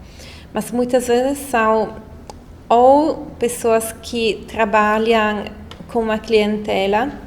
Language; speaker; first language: Portuguese; non-native, fluent; Italian